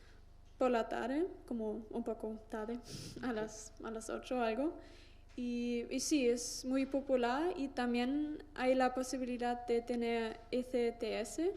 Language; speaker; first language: Spanish; non-native, learner; German